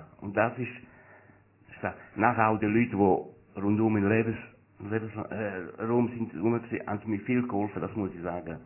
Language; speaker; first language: German; non-native, learner; Italian